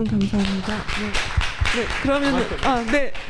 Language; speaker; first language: Korean; native; Korean